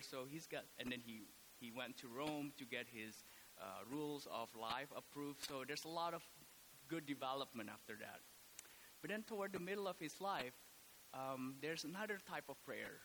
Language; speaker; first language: English; non-native, fluent; Indonesian